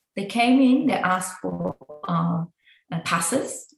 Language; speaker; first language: English; non-native, fluent; Persian